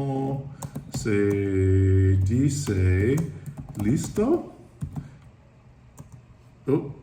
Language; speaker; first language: Spanish; non-native, learner; English